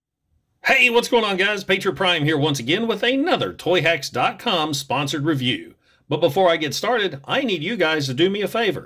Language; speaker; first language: English; native; English